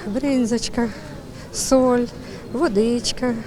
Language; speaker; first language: Ukrainian; native; Ukrainian